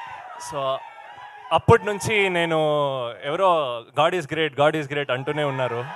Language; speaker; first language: Telugu; non-native, learner; Kannada